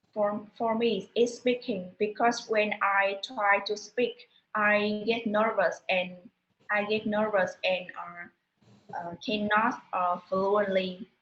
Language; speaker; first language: English; non-native, learner; Vietnamese